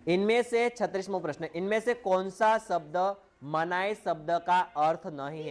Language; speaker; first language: Hindi; non-native, local second language; Gujarati